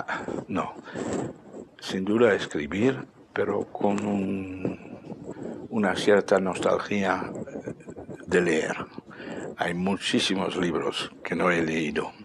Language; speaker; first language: Spanish; non-native, fluent; Dutch